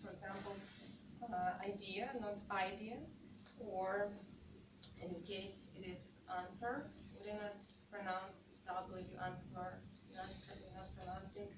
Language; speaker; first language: English; non-native, fluent; Russian